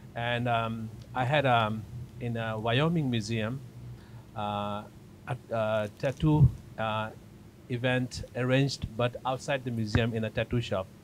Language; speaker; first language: English; non-native, fluent; Tibetan